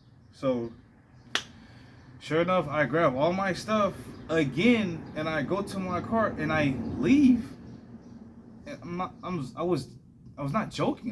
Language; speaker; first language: English; native; English